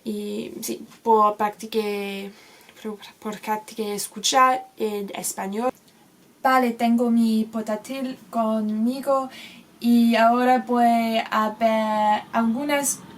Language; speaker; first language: Spanish; non-native, learner; English